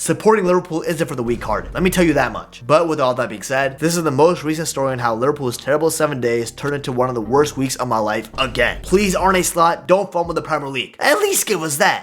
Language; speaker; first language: English; native; English